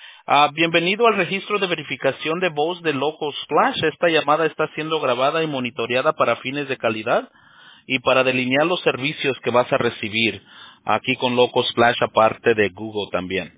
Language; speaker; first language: Spanish; early bilingual, heritage; Spanish